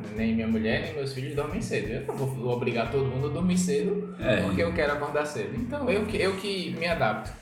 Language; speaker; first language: Portuguese; native; Portuguese